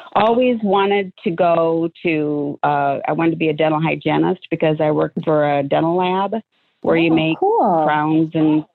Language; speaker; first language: English; native; English